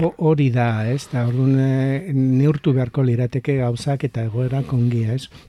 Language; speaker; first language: Basque; non-native, local second language; Spanish